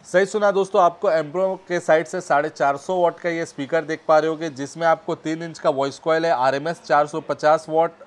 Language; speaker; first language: Hindi; native; Hindi